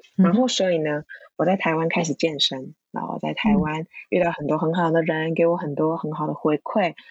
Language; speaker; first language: Chinese; non-native, local second language; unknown